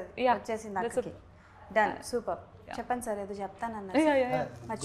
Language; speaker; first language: Telugu; native; Telugu